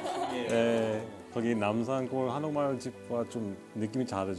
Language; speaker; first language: Korean; non-native, fluent; English